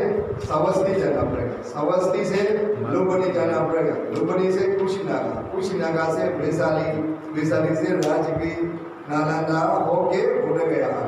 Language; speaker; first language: Hindi; non-native, fluent; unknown